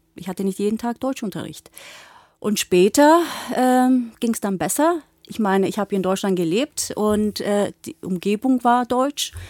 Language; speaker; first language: German; early bilingual, other home language; Turkish